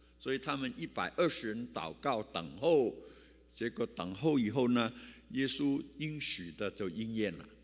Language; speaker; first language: Chinese; non-native, local second language; Cantonese